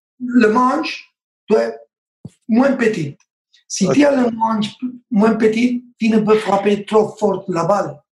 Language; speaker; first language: French; non-native, learner; Spanish